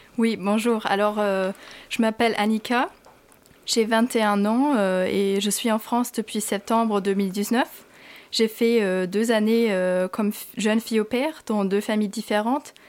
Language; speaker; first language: French; non-native, fluent; German